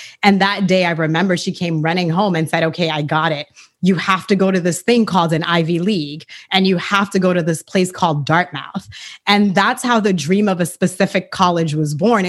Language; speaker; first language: English; early bilingual, other home language; Haitian Creole